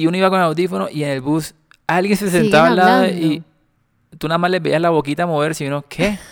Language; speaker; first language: Spanish; native; Spanish